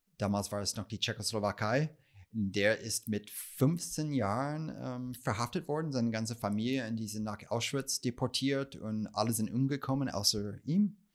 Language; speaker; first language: German; non-native, fluent; English